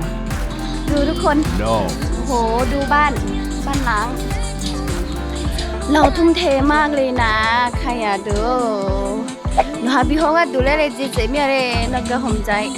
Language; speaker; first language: Thai; non-native, local second language; Akha